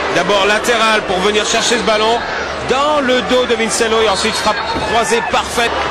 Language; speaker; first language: French; native; French